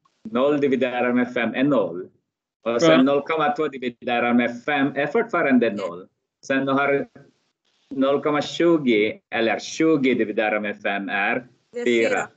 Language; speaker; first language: Swedish; non-native, fluent; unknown